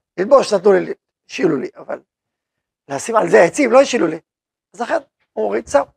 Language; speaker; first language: Hebrew; native; Hebrew